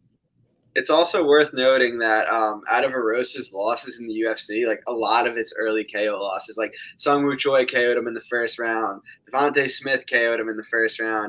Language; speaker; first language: English; native; English